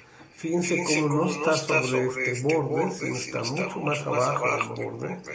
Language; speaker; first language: Spanish; native; Spanish